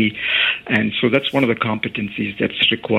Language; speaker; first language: English; non-native, local second language; Malayalam